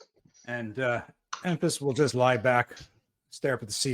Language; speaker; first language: English; native; English